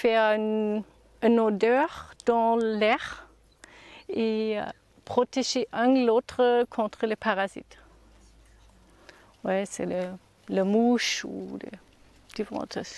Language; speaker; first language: French; non-native, learner; German